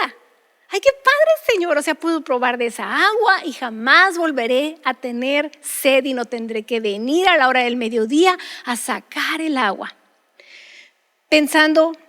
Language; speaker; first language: Spanish; native; Spanish